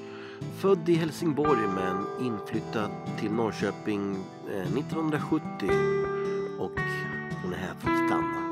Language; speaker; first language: Swedish; native; Swedish